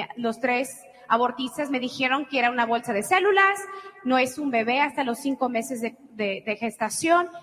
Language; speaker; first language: Spanish; early bilingual, heritage; Spanish